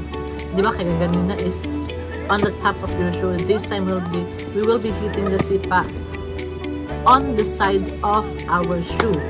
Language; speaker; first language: English; non-native, local second language; Cebuano